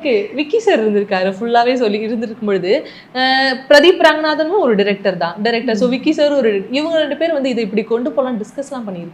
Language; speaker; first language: Tamil; native; Tamil